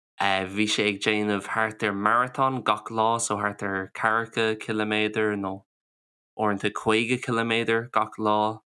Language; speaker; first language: Irish; non-native, local second language; English